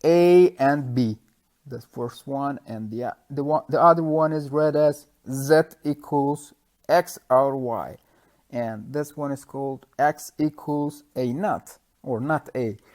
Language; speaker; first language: English; non-native, fluent; Turkish